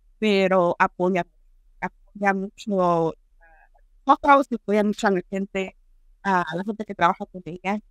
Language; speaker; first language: Spanish; early bilingual, heritage; Spanish